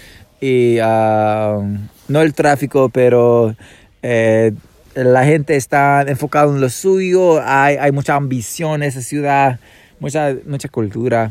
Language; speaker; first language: Spanish; non-native, fluent; English